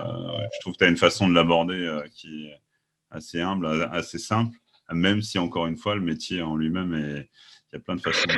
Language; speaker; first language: French; native; French